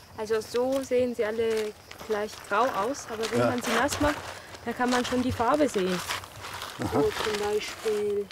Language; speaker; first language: German; non-native, fluent; Russian